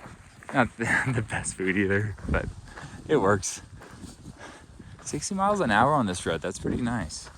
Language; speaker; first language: English; native; English